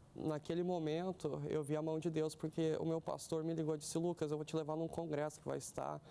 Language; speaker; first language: Portuguese; native; Portuguese